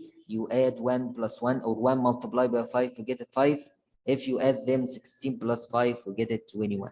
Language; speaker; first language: English; non-native, fluent; Arabic